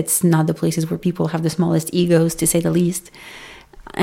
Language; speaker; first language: English; non-native, fluent; French